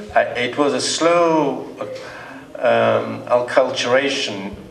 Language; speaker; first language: English; native; English